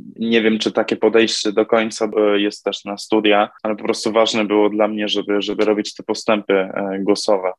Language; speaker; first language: Polish; early bilingual, heritage; Polish